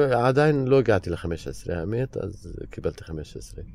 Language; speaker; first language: Hebrew; non-native, fluent; Arabic